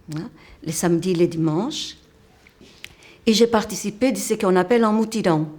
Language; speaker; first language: French; non-native, fluent; Portuguese